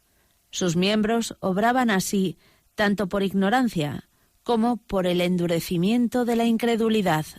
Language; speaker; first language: Spanish; native; Spanish